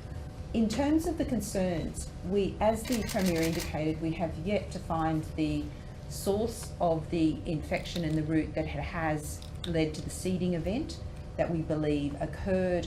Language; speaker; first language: English; native; English